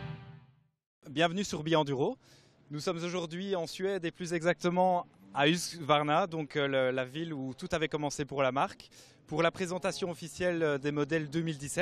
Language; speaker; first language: French; native; French